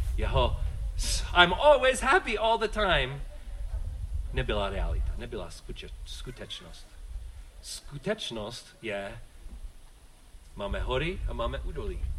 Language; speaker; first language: Czech; non-native, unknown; English